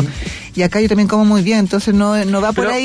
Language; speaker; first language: Spanish; native; Spanish